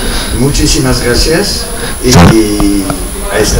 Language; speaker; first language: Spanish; non-native, learner; French